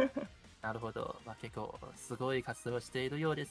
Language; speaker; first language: Japanese; native; Japanese